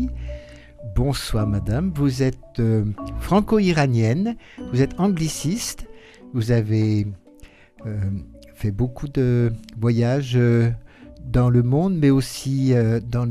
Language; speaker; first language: French; native; French